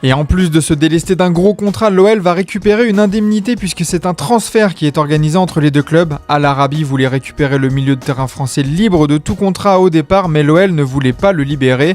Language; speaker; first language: French; native; French